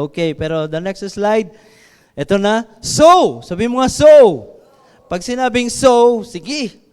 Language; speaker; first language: Filipino; non-native, local second language; Iloko